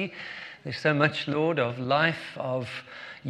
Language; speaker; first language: English; native; English